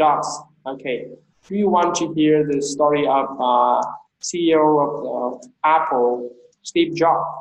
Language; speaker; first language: English; non-native, fluent; Vietnamese